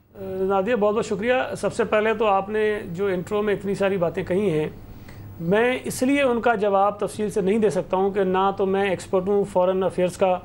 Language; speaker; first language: Urdu; native; Urdu